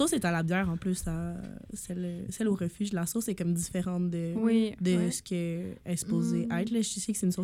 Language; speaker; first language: French; native; French